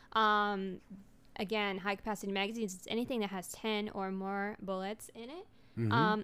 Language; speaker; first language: English; early bilingual, other home language; Spanish